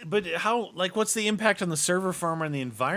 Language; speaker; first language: English; native; English